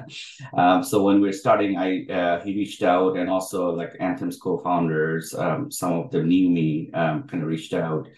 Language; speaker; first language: English; non-native, local second language; Bangla